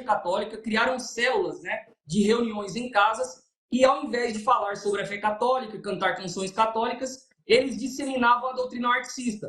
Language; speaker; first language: Portuguese; native; Portuguese